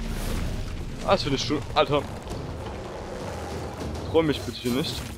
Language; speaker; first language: German; native; German